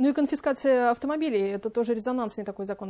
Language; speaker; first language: Russian; native; Russian